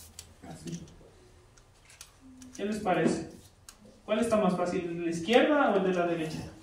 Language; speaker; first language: Spanish; native; Spanish